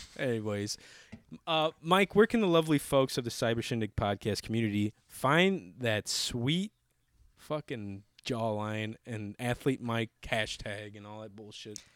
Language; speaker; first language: English; native; English